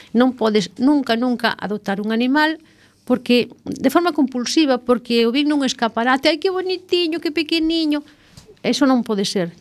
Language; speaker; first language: Galician; non-native, local second language; Spanish